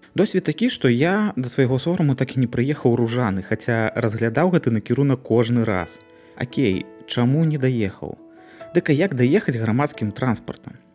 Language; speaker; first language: Belarusian; native; Belarusian